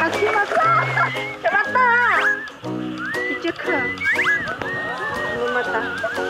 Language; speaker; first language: Korean; non-native, learner; Khmer